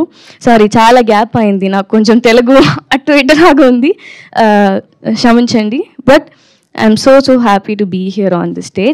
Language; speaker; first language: Telugu; non-native, learner; Tamil